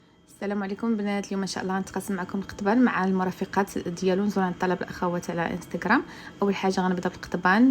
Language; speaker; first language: Arabic; native; Arabic